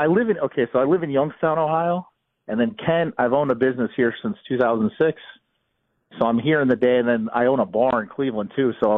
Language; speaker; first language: English; native; English